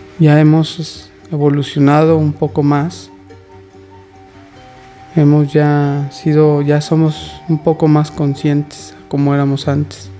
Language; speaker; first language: Spanish; native; Spanish